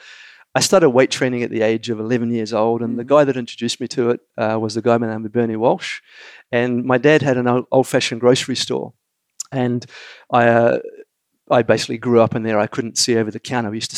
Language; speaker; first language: English; native; English